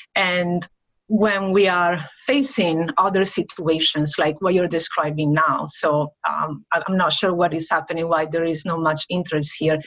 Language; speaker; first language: English; non-native, fluent; Italian